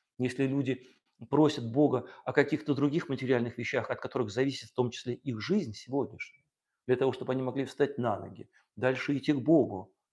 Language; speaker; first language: Russian; native; Russian